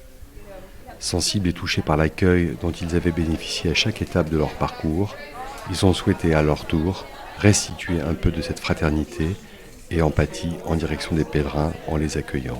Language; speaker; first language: French; native; French